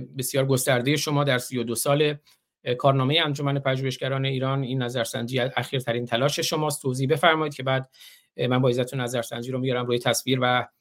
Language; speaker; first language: Persian; non-native, local second language; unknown